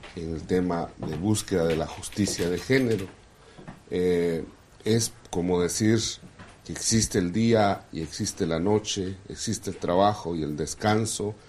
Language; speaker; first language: Spanish; non-native, local second language; Kʼicheʼ